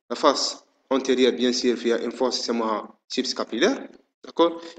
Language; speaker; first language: French; non-native, local second language; Arabic